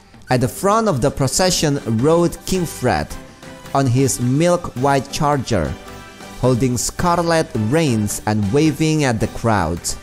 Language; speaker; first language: English; non-native, fluent; Indonesian